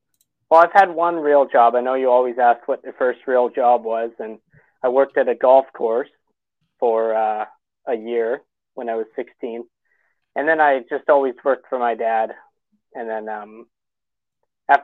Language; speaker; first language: English; native; English